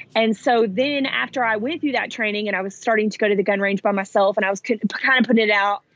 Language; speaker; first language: English; early bilingual, other home language; Italian